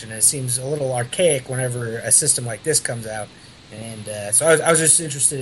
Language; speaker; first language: English; native; English